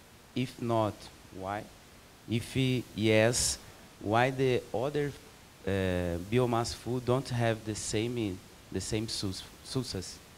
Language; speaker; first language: English; non-native, fluent; Portuguese